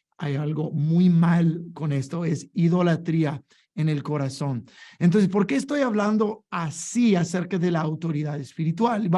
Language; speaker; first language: Spanish; non-native, fluent; English